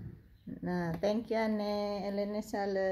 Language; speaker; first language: English; non-native, learner; Indonesian